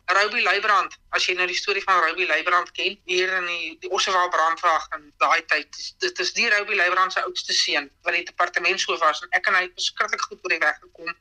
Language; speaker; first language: Afrikaans; native; Afrikaans